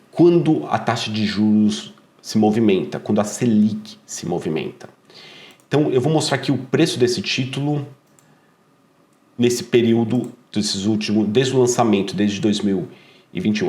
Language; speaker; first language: Portuguese; native; Portuguese